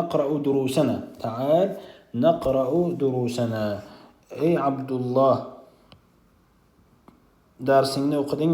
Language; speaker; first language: Arabic; non-native, fluent; Uzbek